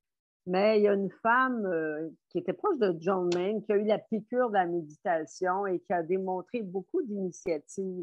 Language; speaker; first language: French; native; French